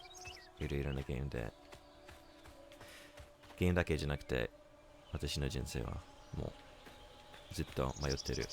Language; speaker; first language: Japanese; non-native, learner; English